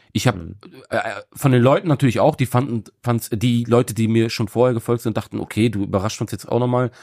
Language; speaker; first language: German; native; German